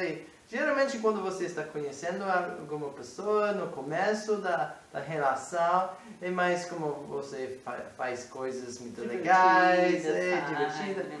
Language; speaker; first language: Portuguese; non-native, fluent; English